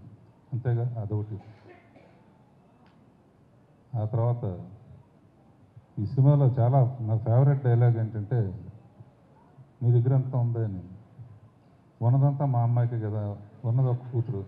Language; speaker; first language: Telugu; native; Telugu